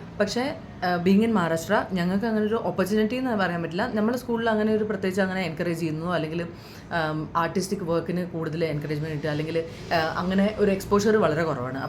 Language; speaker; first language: Malayalam; early bilingual, heritage; Malayalam